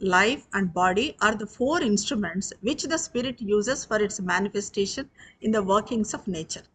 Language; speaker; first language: English; non-native, local second language; Telugu